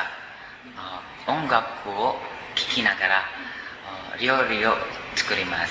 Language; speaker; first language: Japanese; non-native, learner; Cebuano